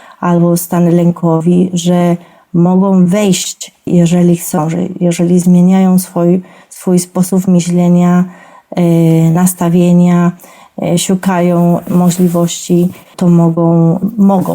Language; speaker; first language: Polish; non-native, fluent; Spanish